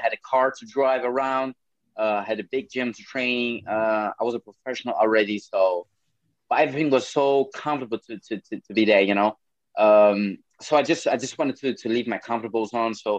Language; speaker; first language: English; non-native, fluent; Portuguese